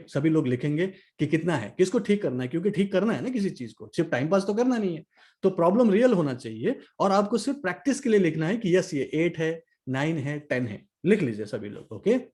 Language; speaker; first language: Hindi; non-native, local second language; Nepali